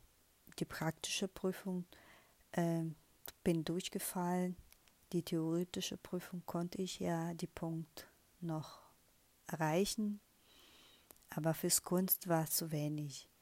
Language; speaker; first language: German; non-native, fluent; Portuguese